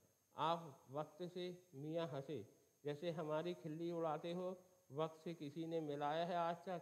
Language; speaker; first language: Hindi; native; Hindi